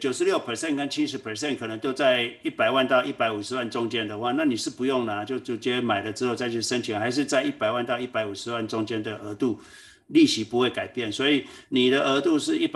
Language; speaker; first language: Chinese; native; Chinese